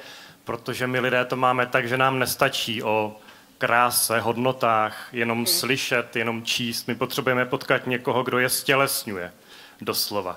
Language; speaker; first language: Czech; native; Czech